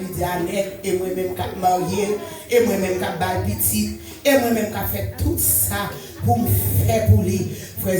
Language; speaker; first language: French; non-native, local second language; Haitian Creole